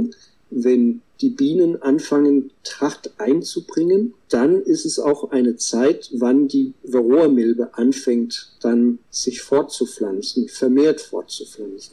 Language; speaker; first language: German; non-native, fluent; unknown